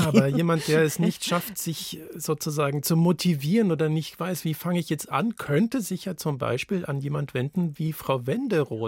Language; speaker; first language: German; native; German